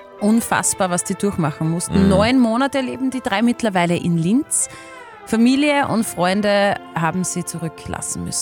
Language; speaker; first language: German; native; German